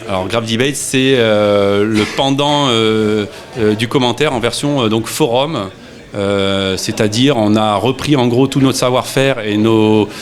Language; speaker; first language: French; native; French